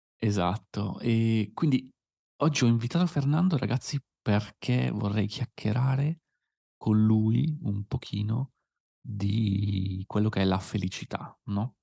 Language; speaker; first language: Italian; native; Italian